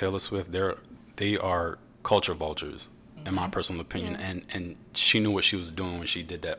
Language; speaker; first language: English; native; English